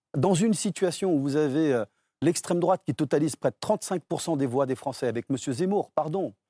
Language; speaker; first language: French; early bilingual, other home language; Portuguese